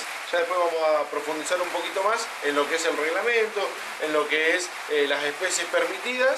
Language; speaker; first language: Spanish; native; Spanish